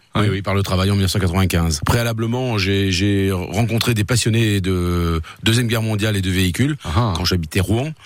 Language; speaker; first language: French; native; French